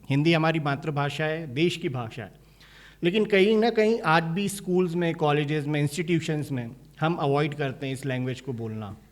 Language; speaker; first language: Hindi; native; Hindi